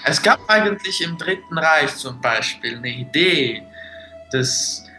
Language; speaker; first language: German; non-native, fluent; Russian